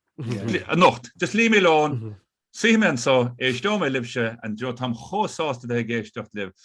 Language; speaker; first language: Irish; native; Irish